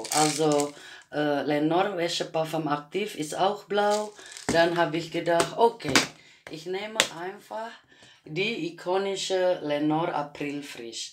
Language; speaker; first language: German; non-native, learner; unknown